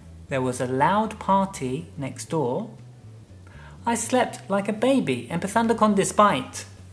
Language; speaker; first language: English; native; English